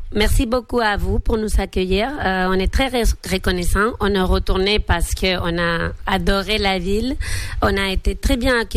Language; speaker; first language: French; non-native, fluent; Spanish